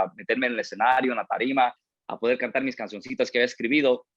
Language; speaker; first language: Spanish; early bilingual, heritage; Spanish